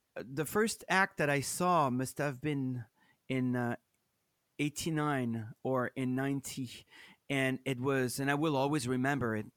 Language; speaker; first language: English; non-native, fluent; French